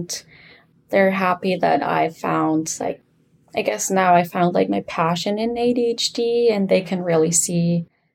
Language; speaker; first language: English; non-native, fluent; German